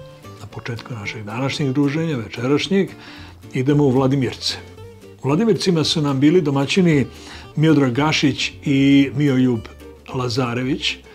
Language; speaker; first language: Bosnian; native; Bosnian